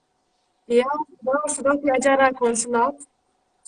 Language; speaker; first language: Indonesian; non-native, learner; Turkish